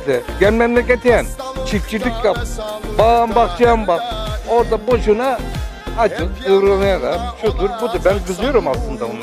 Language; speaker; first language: Turkish; native; Turkish